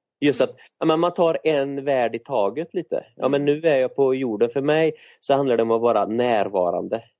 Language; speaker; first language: Swedish; native; Swedish